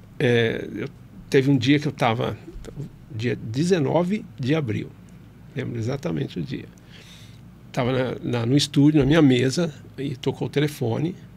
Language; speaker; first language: Portuguese; native; Portuguese